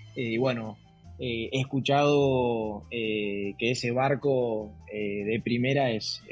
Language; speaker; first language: Spanish; native; Spanish